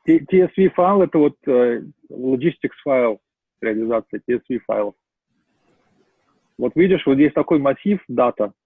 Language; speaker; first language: Russian; native; Russian